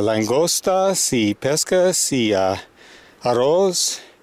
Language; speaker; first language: Spanish; non-native, learner; English